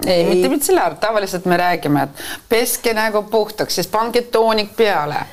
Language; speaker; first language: Estonian; non-native, local second language; Russian